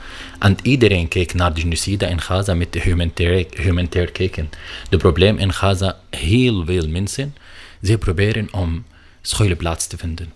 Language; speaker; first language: Dutch; non-native, learner; Arabic